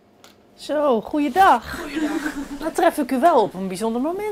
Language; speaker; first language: Dutch; native; Dutch